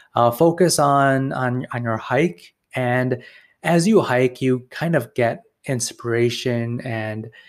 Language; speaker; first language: English; native; English